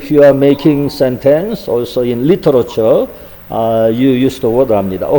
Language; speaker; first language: English; non-native, fluent; Korean